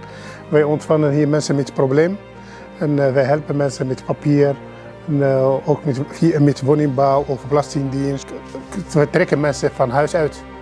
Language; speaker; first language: Dutch; non-native, fluent; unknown